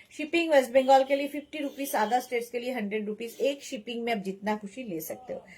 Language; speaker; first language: Hindi; non-native, local second language; Bangla